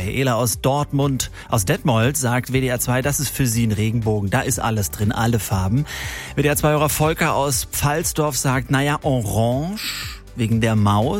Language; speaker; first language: German; native; German